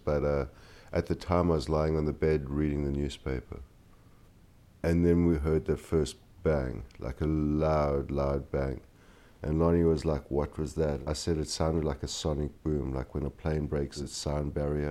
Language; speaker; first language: English; native; English